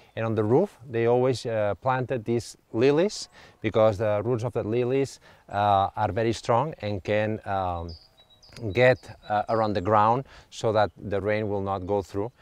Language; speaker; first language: English; non-native, fluent; Catalan